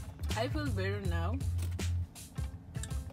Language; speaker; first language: English; non-native, learner; Spanish